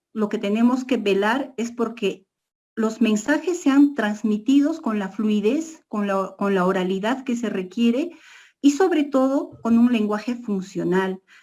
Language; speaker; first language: Spanish; non-native, local second language; Quechua